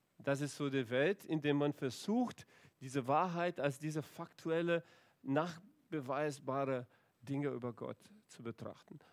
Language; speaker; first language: German; non-native, fluent; Portuguese